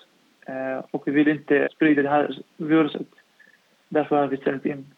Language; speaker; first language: Swedish; non-native, fluent; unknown